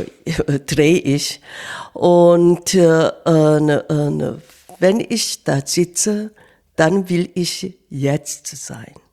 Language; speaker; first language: German; non-native, fluent; Korean